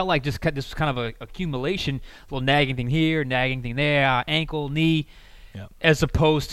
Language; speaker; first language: English; native; English